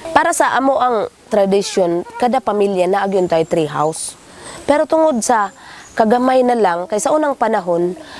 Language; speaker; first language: Cebuano; non-native, local second language; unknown